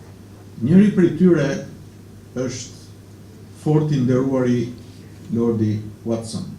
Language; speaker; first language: Albanian; native; Albanian